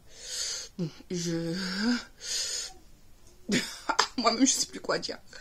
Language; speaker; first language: French; native; French